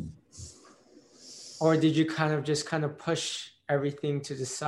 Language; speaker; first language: English; native; English